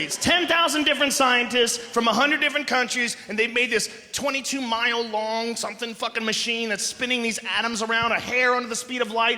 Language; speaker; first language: English; native; English